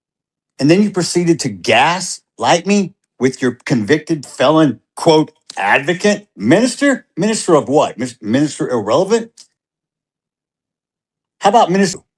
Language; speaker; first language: English; native; English